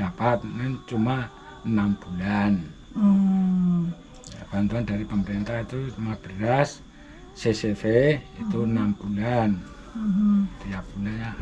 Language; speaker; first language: Indonesian; non-native, local second language; Javanese